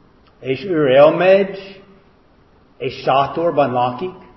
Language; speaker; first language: Hungarian; non-native, fluent; English